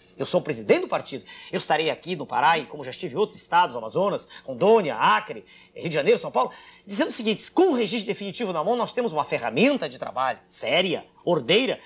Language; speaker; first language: Portuguese; native; Portuguese